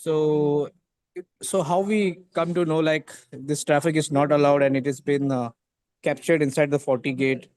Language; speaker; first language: English; non-native, local second language; Hindi